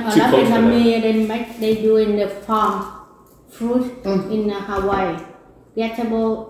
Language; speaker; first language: English; non-native, learner; Vietnamese